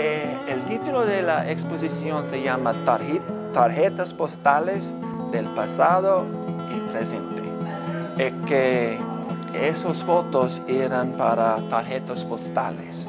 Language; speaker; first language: Spanish; non-native, learner; English